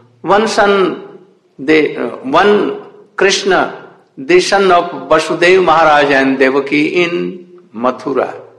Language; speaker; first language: English; non-native, local second language; Hindi